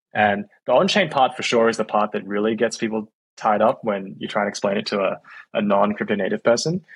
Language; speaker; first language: English; native; English